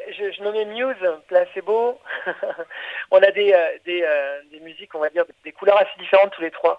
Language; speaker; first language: French; native; French